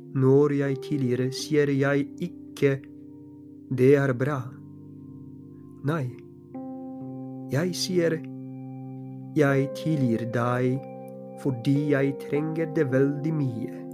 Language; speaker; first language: Norwegian; non-native, fluent; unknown